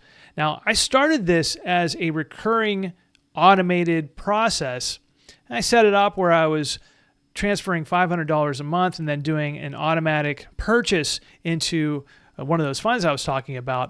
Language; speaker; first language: English; native; English